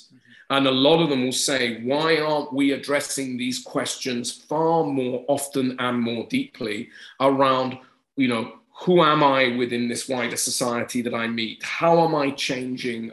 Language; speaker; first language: English; native; English